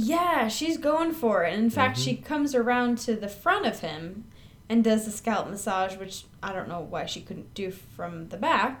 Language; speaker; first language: English; native; English